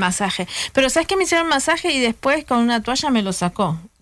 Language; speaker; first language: Spanish; native; Spanish